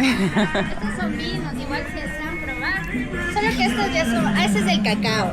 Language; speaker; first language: Spanish; native; Spanish